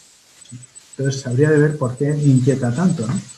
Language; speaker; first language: Spanish; native; Spanish